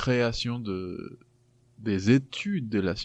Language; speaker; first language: French; non-native, fluent; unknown